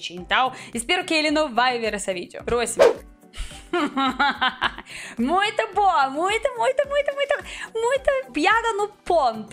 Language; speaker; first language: Portuguese; non-native, learner; Russian